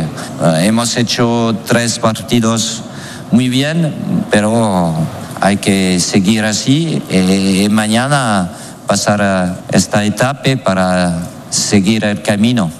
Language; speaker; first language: Spanish; non-native, fluent; French